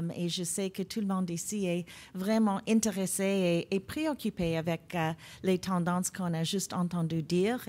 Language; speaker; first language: French; non-native, local second language; English